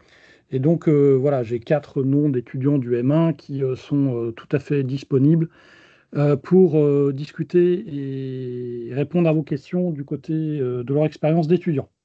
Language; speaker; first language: French; native; French